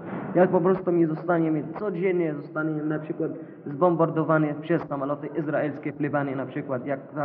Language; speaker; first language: Polish; non-native, learner; Arabic